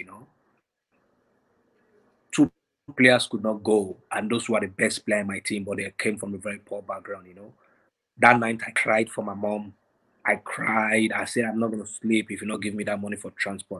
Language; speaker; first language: English; non-native, local second language; Yoruba